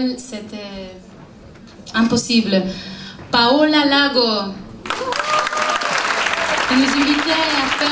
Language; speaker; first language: French; non-native, learner; Hebrew